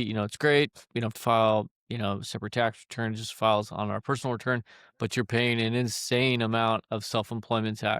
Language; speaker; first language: English; native; English